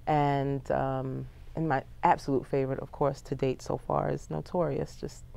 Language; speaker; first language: English; native; English